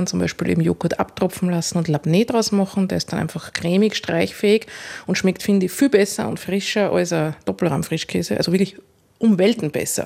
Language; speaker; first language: German; native; German